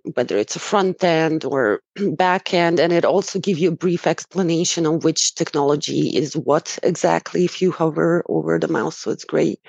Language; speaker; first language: English; non-native, fluent; Romanian